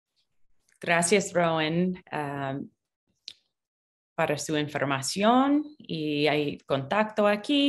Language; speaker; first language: Spanish; non-native, fluent; English